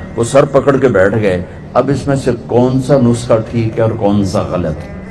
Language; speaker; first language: Urdu; non-native, local second language; Punjabi